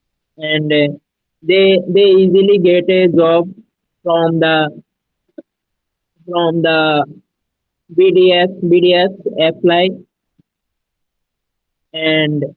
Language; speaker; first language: English; non-native, learner; Bangla